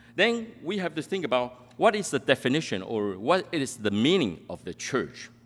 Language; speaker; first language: English; non-native, fluent; Min Nan Chinese